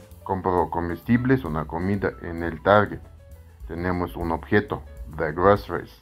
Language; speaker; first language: Spanish; non-native, fluent; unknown